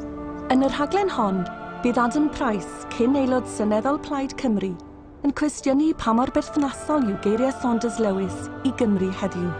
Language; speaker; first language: Welsh; native; Welsh